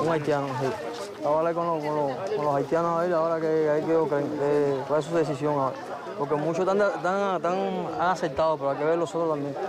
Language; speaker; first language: Spanish; native; Spanish